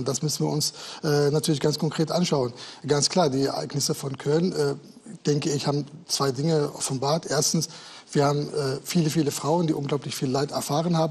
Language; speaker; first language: German; native; German